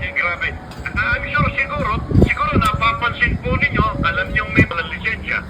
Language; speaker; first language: Filipino; native; Filipino